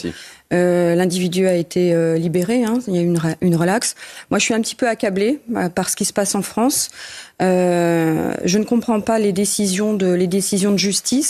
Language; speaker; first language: French; native; French